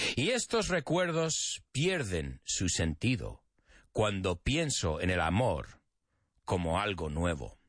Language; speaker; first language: Spanish; non-native, fluent; English